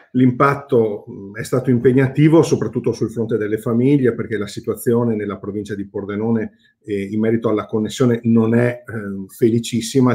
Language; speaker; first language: Italian; native; Italian